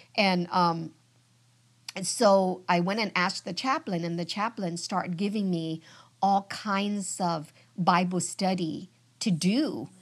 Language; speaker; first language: English; early bilingual, other home language; Vietnamese